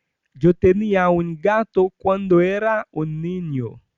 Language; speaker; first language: Spanish; non-native, fluent; Haitian Creole